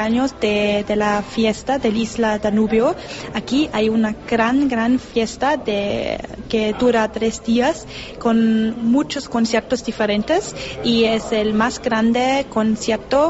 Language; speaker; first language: Spanish; non-native, learner; German